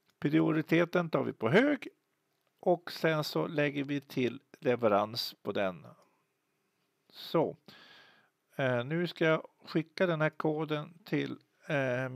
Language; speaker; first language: Swedish; native; Swedish